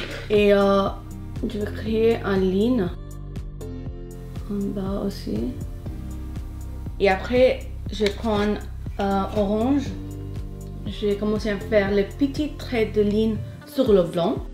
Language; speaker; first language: French; non-native, fluent; Hindi